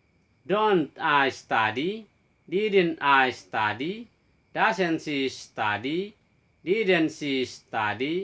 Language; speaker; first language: English; non-native, fluent; Indonesian